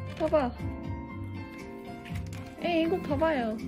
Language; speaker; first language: Korean; early bilingual, heritage; Korean